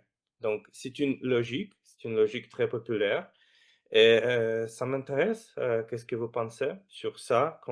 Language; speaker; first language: French; non-native, fluent; Russian